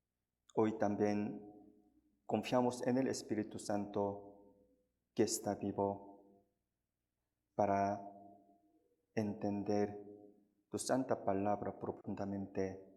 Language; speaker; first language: Spanish; non-native, fluent; Korean